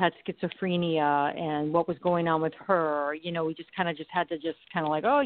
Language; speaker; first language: English; native; English